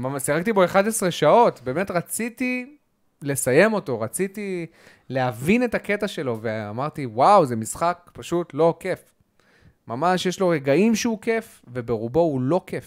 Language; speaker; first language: Hebrew; native; Hebrew